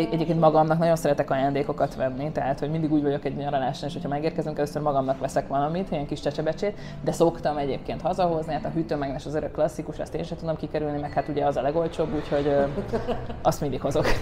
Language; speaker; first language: Hungarian; native; Hungarian